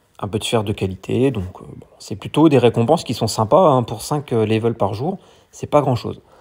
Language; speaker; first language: French; native; French